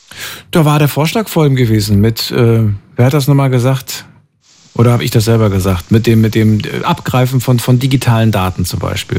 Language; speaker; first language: German; native; German